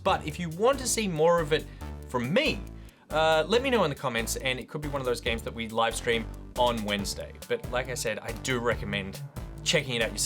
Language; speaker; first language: English; native; English